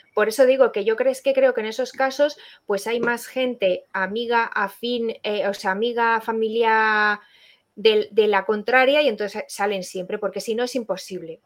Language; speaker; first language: Spanish; native; Spanish